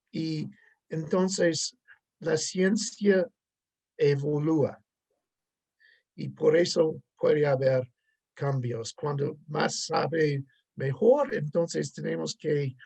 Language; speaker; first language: Spanish; non-native, fluent; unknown